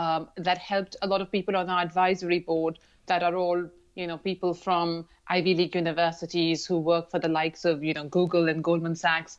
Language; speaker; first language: English; non-native, local second language; Urdu